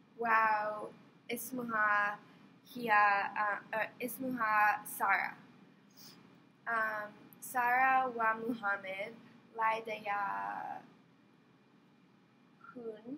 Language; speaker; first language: Arabic; non-native, learner; English